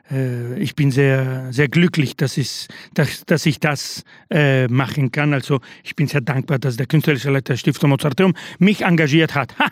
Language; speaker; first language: German; non-native, learner; Spanish